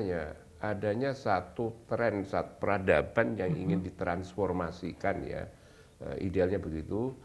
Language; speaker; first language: Indonesian; native; Indonesian